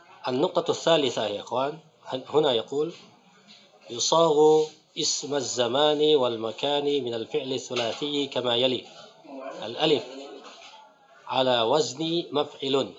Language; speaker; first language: Arabic; non-native, fluent; Indonesian